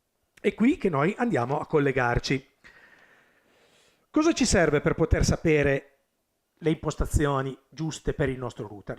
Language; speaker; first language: Italian; native; Italian